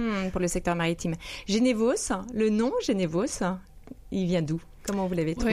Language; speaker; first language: French; native; French